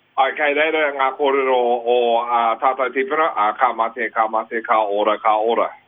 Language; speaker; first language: Māori; non-native, local second language; English